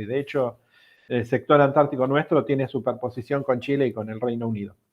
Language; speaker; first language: Spanish; native; Spanish